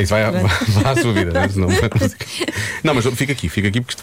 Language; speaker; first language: Portuguese; native; Portuguese